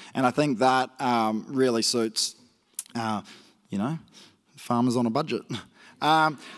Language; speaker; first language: English; native; English